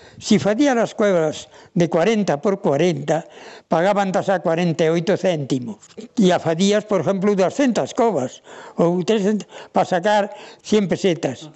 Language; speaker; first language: Galician; native; Galician